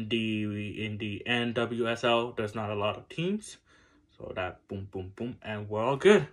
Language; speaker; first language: English; native; English